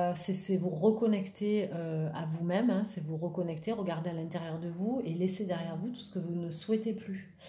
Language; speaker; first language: French; native; French